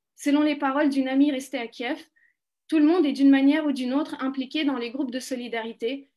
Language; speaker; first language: French; non-native, fluent; Ukrainian